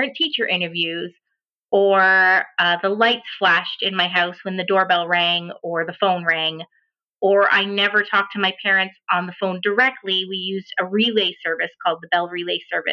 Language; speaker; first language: English; native; English